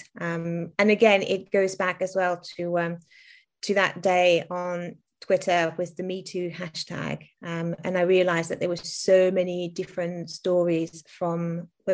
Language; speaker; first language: English; non-native, fluent; French